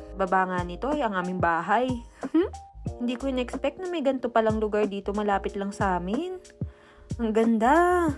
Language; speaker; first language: Filipino; native; Filipino